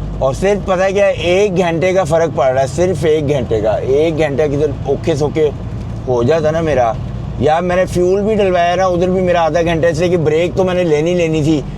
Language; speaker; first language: Urdu; non-native, local second language; Punjabi